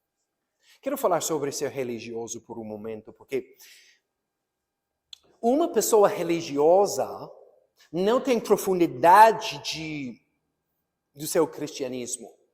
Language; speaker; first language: Portuguese; non-native, fluent; English